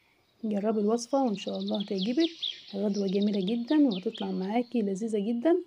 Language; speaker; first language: Arabic; native; Arabic